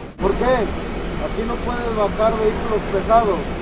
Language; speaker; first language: Spanish; native; Spanish